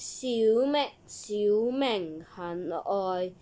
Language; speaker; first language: Chinese; non-native, learner; English